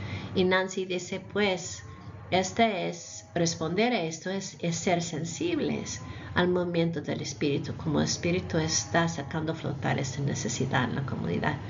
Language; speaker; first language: Spanish; non-native, fluent; English